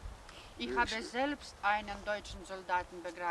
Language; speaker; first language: German; non-native, fluent; Lithuanian